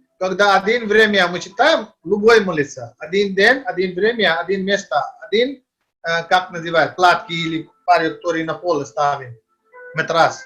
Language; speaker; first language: Russian; non-native, learner; Hindi